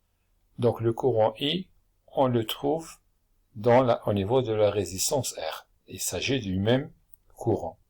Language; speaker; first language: French; non-native, local second language; Arabic